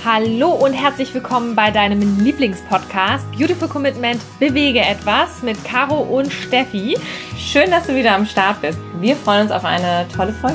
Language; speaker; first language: German; native; German